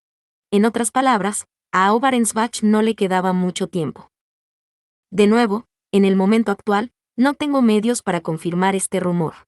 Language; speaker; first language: Spanish; native; Spanish